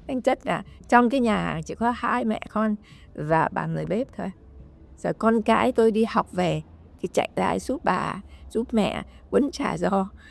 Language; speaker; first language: Vietnamese; native; Vietnamese